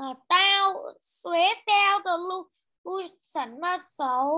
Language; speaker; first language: Chinese; non-native, learner; Vietnamese